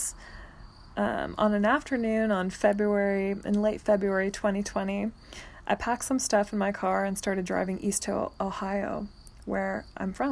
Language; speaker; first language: English; native; English